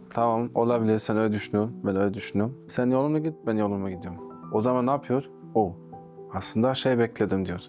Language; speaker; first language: Turkish; non-native, fluent; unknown